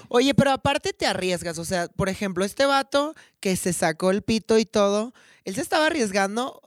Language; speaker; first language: Spanish; native; Spanish